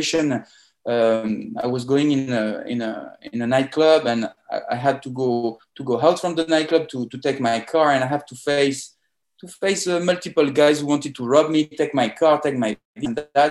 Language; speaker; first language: English; non-native, fluent; French